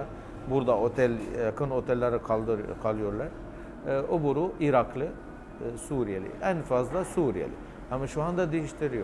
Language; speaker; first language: Turkish; non-native, fluent; Arabic